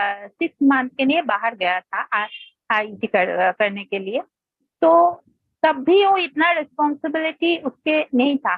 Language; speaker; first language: Hindi; non-native, local second language; Bangla